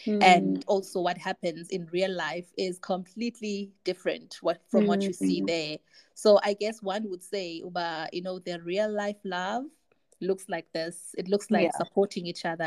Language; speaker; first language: English; non-native, local second language; Zulu